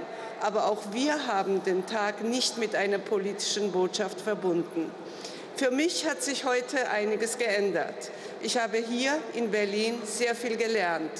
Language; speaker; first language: German; non-native, fluent; Georgian